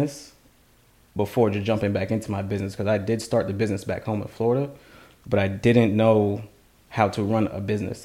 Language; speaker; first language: English; native; English